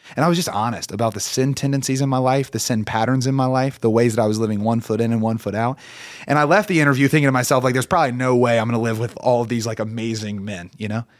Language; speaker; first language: English; native; English